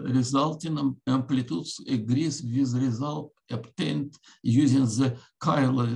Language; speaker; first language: English; non-native, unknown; Russian